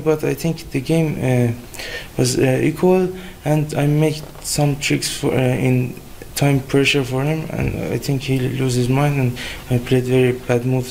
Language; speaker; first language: English; non-native, fluent; Persian